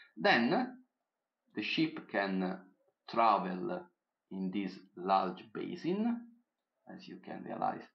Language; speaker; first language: English; non-native, fluent; Italian